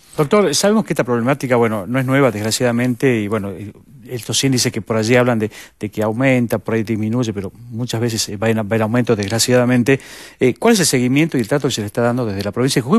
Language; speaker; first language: Spanish; native; Spanish